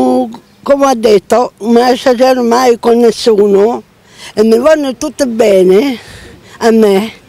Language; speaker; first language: Italian; non-native, local second language; Sicilian